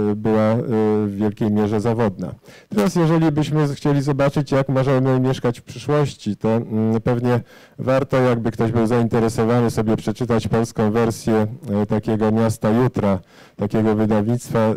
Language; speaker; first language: Polish; native; Polish